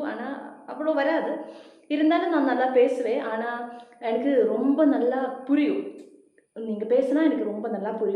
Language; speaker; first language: Tamil; non-native, learner; Malayalam